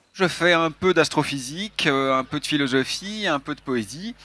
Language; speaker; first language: French; native; French